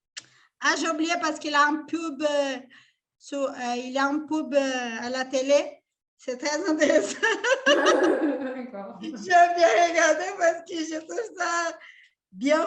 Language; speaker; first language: French; non-native, fluent; Portuguese